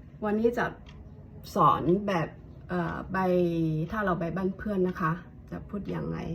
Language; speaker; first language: Thai; non-native, fluent; Hakka Chinese